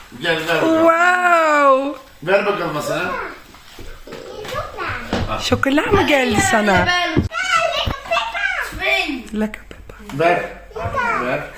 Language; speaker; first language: Turkish; non-native, fluent; Dutch